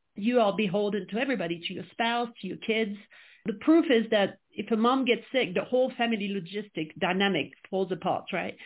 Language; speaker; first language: English; non-native, fluent; French